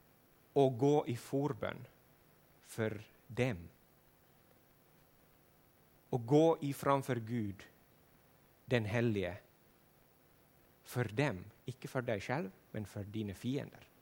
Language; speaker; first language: Swedish; non-native, learner; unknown